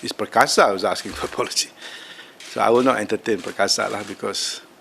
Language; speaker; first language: English; non-native, local second language; Malay